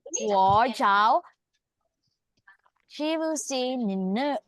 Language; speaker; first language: Chinese; non-native, learner; Filipino